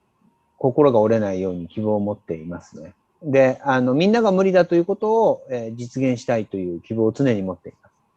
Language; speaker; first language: Japanese; native; Japanese